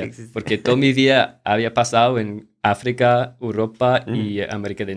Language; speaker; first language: Spanish; non-native, fluent; English